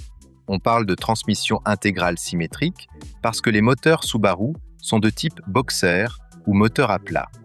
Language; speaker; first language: French; native; French